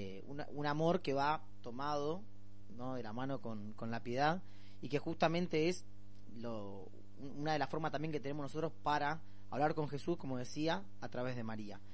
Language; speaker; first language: Spanish; native; Spanish